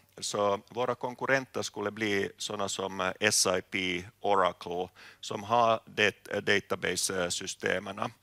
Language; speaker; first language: Swedish; non-native, local second language; Finnish